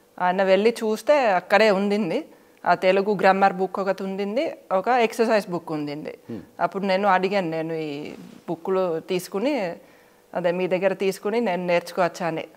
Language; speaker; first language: Telugu; non-native, fluent; Finnish